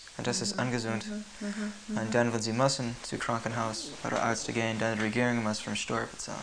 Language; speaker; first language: German; non-native, learner; English